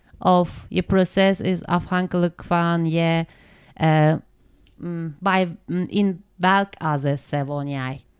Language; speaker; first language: Dutch; non-native, learner; Turkish